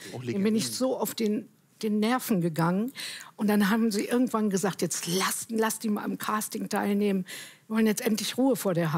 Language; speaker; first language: German; native; German